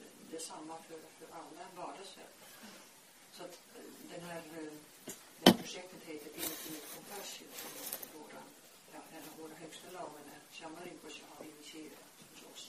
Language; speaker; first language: Swedish; non-native, fluent; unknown